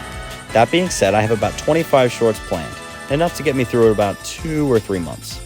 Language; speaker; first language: English; native; English